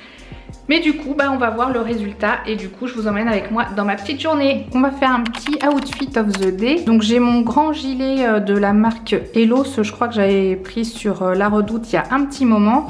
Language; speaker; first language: French; native; French